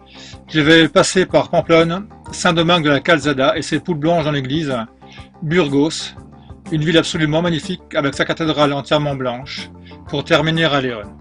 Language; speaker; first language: French; native; French